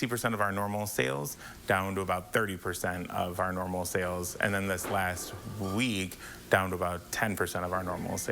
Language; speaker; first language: English; native; English